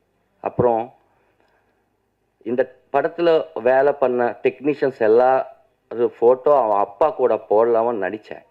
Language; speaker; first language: Tamil; non-native, learner; Telugu